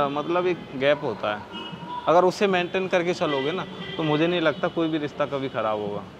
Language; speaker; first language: Hindi; native; Hindi